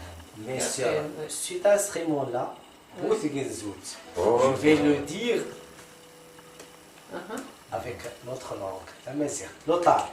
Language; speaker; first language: French; non-native, local second language; Arabic